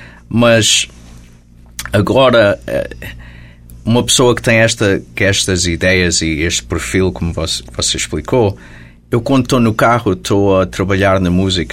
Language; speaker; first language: Portuguese; early bilingual, heritage; Portuguese